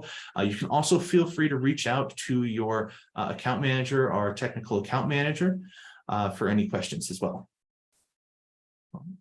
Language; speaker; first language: English; native; English